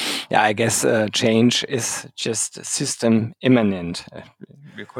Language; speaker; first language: English; non-native, fluent; German